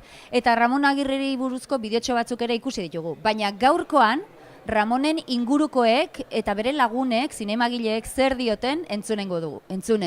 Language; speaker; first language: Basque; native; Basque